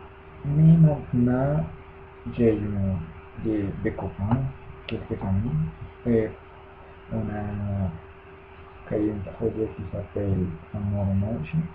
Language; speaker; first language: French; non-native, learner; Spanish